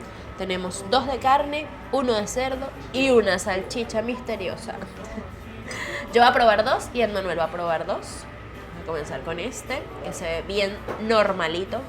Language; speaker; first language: Spanish; native; Spanish